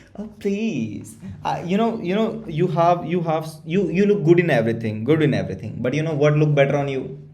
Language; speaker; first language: English; non-native, learner; Hindi